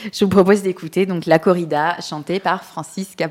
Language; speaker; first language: French; native; French